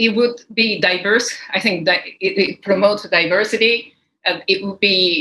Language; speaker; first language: English; non-native, fluent; Japanese